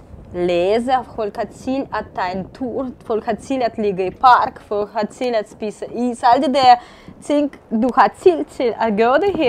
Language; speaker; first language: Danish; non-native, fluent; Russian